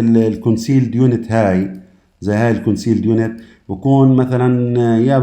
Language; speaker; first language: Arabic; native; Arabic